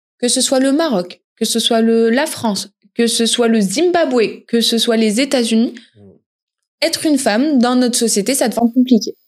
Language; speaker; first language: French; early bilingual, other home language; Arabic